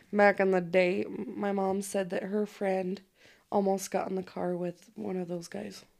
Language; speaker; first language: English; native; English